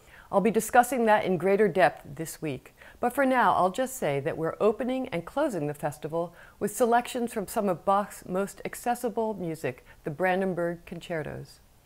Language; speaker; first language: English; native; English